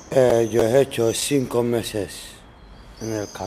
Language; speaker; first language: Spanish; non-native, learner; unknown